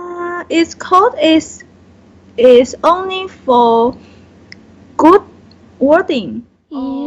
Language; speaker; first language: English; non-native, learner; Chinese